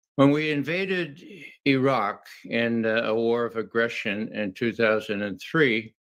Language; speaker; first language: English; native; English